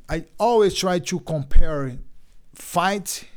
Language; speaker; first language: English; non-native, learner; Portuguese